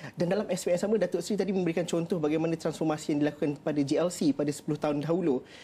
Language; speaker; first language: Malay; native; Malay